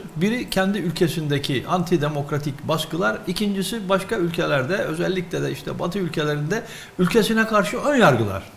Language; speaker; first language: Turkish; native; Turkish